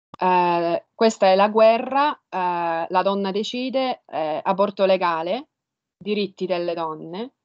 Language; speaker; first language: Italian; non-native, fluent; Polish